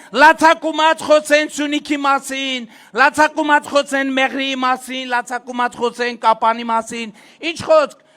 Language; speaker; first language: Armenian; native; Armenian